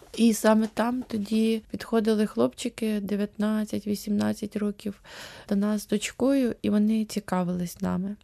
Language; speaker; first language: Ukrainian; native; Ukrainian